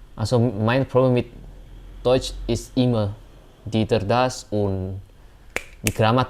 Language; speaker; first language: German; non-native, learner; Indonesian